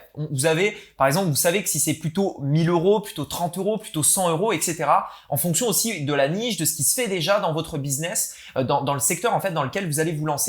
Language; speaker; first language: French; native; French